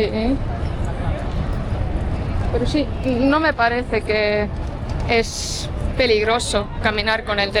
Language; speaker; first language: Spanish; non-native, fluent; Estonian